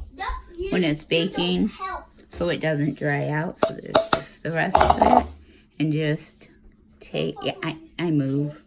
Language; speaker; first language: English; native; English